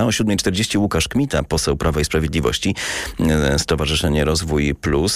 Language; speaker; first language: Polish; native; Polish